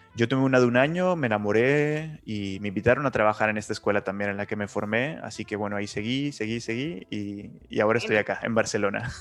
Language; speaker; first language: Spanish; native; Spanish